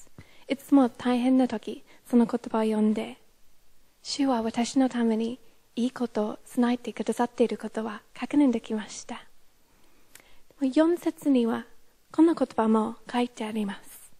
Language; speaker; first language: Japanese; non-native, fluent; English